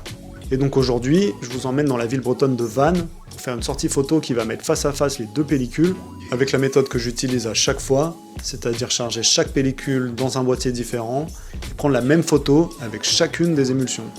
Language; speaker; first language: French; native; French